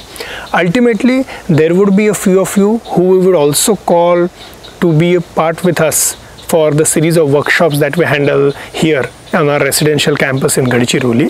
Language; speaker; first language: English; non-native, local second language; Marathi